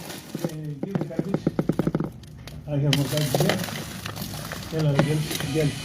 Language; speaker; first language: English; non-native, learner; Indonesian